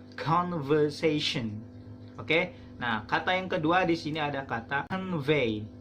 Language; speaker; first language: Indonesian; native; Indonesian